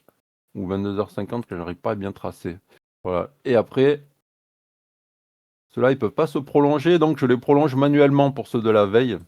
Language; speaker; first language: French; native; French